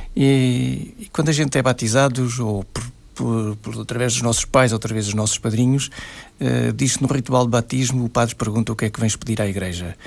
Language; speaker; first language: Portuguese; native; Portuguese